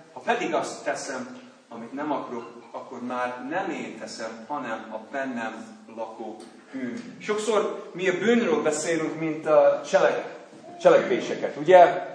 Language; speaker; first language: Hungarian; non-native, fluent; English